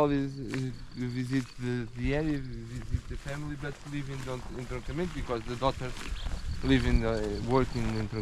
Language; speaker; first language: English; non-native, learner; Portuguese